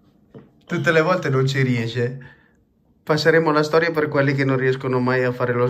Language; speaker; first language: Italian; native; Italian